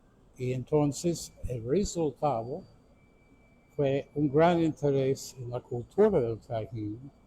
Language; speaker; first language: Spanish; non-native, fluent; English